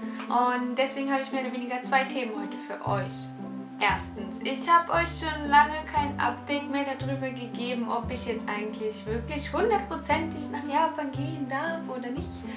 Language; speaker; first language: German; native; German